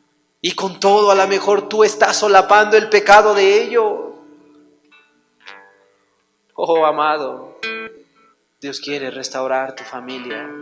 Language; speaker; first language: Spanish; native; Spanish